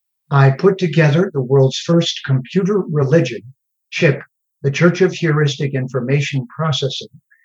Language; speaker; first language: English; native; English